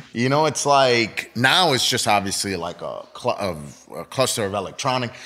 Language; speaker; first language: English; native; English